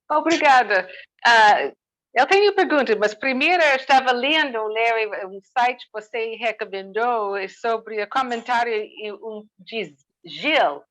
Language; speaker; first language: Portuguese; non-native, learner; English